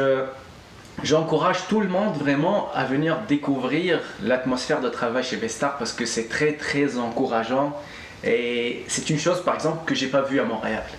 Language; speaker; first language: French; non-native, local second language; Arabic